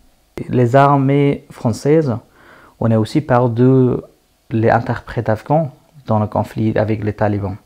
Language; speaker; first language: French; non-native, learner; Persian